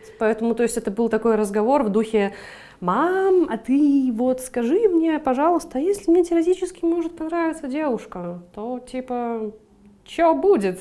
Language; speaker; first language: Russian; native; Russian